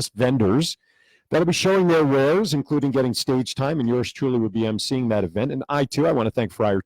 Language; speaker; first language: English; native; English